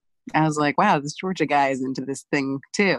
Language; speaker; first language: English; native; English